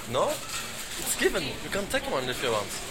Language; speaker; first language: English; non-native, learner; French